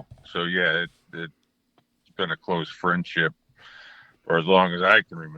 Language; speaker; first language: English; native; English